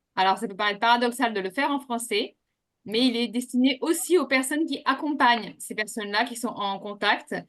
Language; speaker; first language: French; native; French